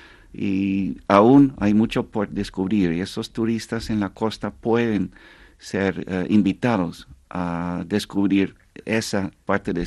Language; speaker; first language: Spanish; non-native, fluent; Dutch